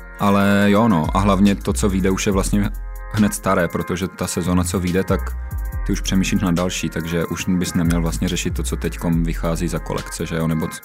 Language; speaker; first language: Czech; native; Czech